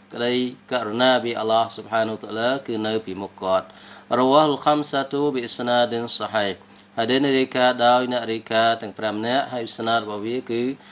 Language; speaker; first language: Khmer; non-native, local second language; Western Cham